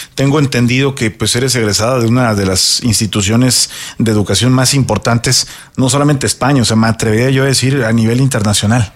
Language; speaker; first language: Spanish; native; Spanish